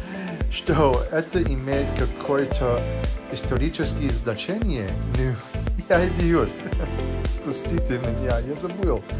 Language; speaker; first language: Russian; non-native, learner; English